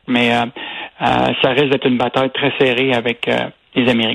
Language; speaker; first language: French; native; French